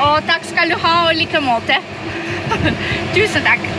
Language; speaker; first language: Swedish; non-native, learner; Polish